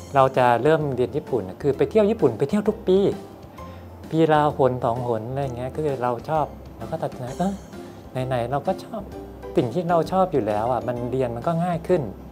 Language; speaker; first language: Thai; native; Thai